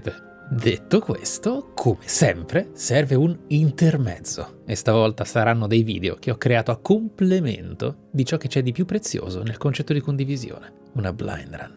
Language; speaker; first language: Italian; native; Italian